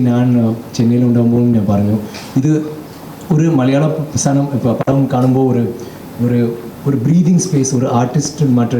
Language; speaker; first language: Malayalam; non-native, learner; Tamil